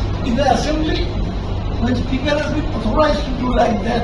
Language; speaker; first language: English; non-native, local second language; Bangla